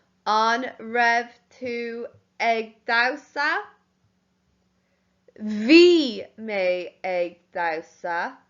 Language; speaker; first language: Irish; non-native, local second language; English